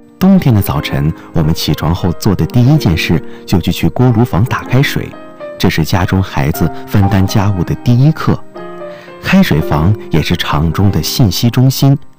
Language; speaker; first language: Chinese; native; Chinese